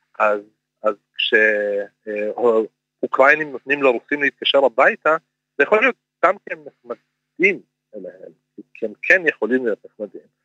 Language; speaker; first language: Hebrew; early bilingual, other home language; Russian